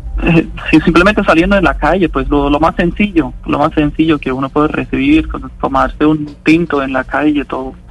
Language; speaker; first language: Spanish; non-native, fluent; German